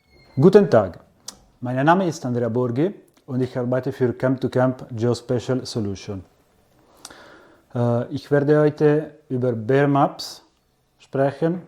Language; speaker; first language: German; non-native, fluent; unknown